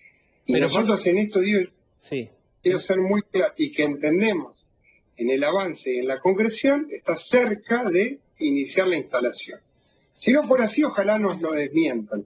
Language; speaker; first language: Spanish; native; Spanish